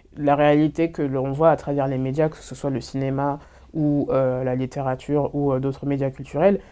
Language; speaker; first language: French; native; French